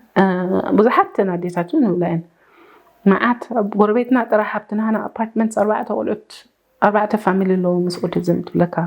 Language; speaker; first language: Tigrinya; early bilingual, heritage; Tigrinya